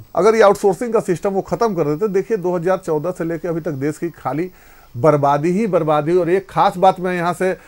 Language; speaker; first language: Hindi; native; Hindi